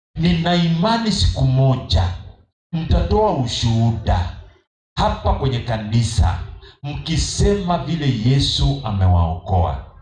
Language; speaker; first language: Swahili; non-native, local second language; Kamba